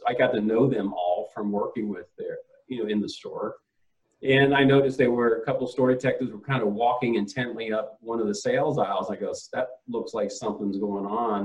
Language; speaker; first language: English; native; English